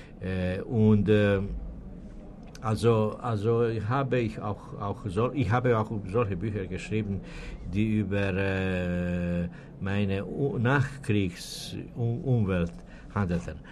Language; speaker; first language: German; non-native, fluent; Serbian